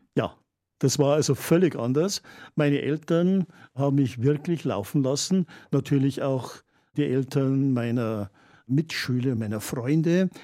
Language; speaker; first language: German; native; German